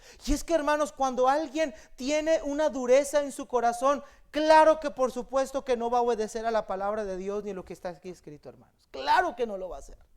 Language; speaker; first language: Spanish; native; Spanish